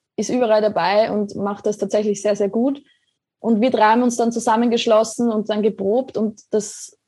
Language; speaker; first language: German; native; German